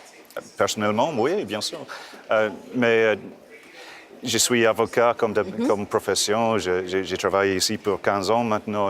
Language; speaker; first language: French; non-native, fluent; English